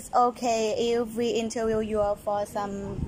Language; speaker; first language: English; non-native, learner; Thai